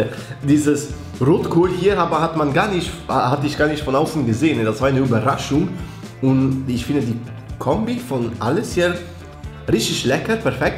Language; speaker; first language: German; non-native, fluent; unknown